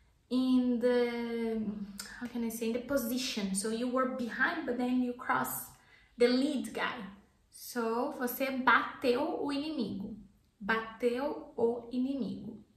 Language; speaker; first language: English; non-native, fluent; Portuguese